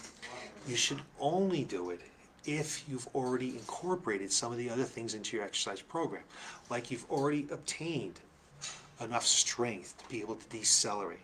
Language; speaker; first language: English; native; English